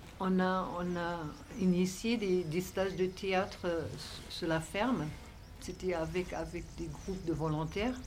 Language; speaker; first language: French; non-native, fluent; German